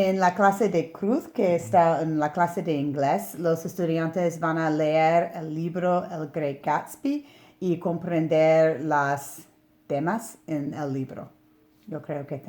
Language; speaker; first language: Spanish; non-native, learner; English